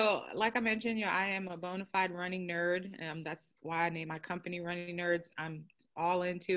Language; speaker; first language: English; native; English